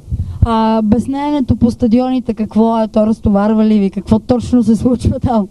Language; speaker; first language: Bulgarian; native; Bulgarian